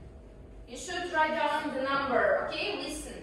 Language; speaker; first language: English; non-native, learner; Kazakh